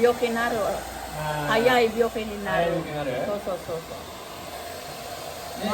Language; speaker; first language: Japanese; non-native, learner; Filipino